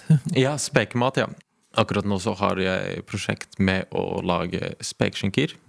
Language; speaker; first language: Norwegian; non-native, fluent; Latvian